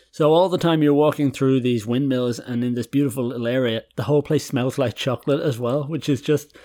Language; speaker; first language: English; native; English